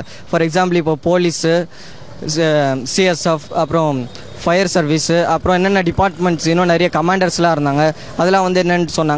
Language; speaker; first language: Tamil; native; Tamil